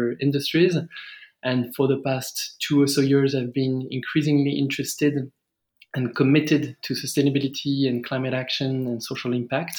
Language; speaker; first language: English; non-native, fluent; French